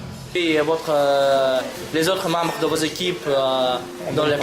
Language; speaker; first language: French; non-native, learner; Russian